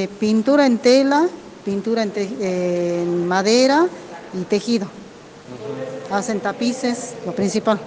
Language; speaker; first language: Spanish; native; Spanish